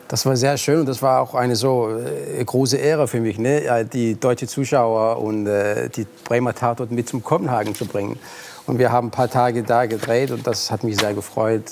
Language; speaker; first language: German; non-native, fluent; Arabic